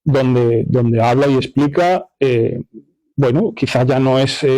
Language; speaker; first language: Spanish; non-native, local second language; Galician